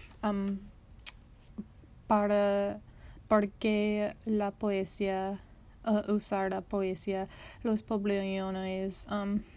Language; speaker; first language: Spanish; non-native, learner; English